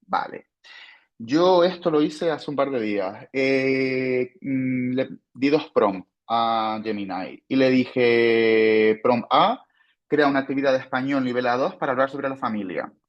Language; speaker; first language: Spanish; native; Spanish